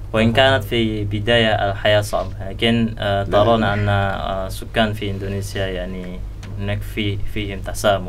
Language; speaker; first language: Arabic; non-native, learner; Indonesian